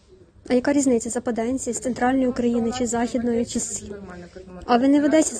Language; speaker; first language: Ukrainian; native; Ukrainian